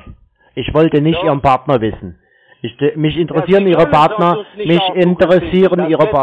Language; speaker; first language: German; native; German